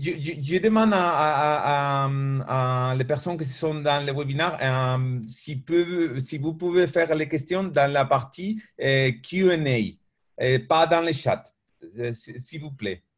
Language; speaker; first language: French; non-native, learner; Spanish